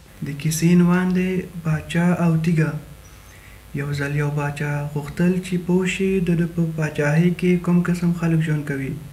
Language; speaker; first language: German; non-native, learner; Pashto